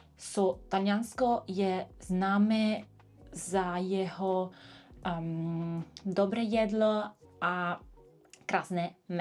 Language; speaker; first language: Slovak; non-native, learner; Italian